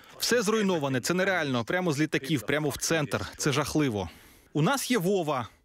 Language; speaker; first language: Ukrainian; non-native, fluent; English